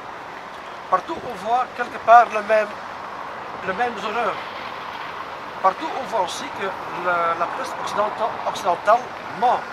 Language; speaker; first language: French; non-native, local second language; Dutch